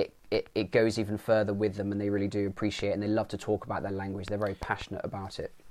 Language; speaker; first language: English; native; English